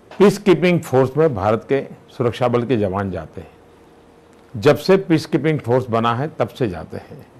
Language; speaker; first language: Hindi; non-native, local second language; Gujarati